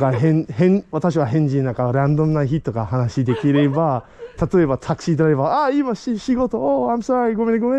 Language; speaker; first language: Japanese; non-native, learner; English